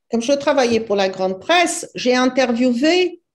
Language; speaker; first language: French; non-native, fluent; Portuguese